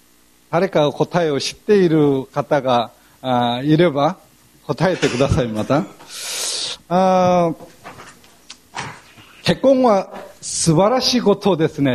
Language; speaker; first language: Japanese; non-native, fluent; Korean